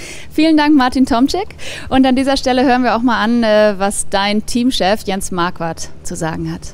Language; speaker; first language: German; native; German